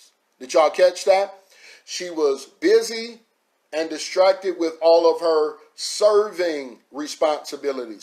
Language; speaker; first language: English; native; English